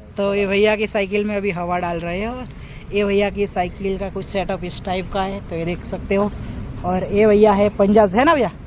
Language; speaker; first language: Hindi; non-native, local second language; Gujarati